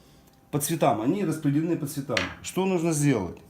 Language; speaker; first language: Russian; native; Russian